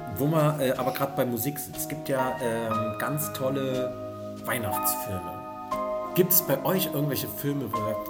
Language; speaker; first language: German; native; German